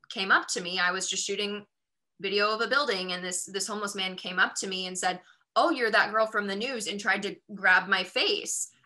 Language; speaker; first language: English; native; English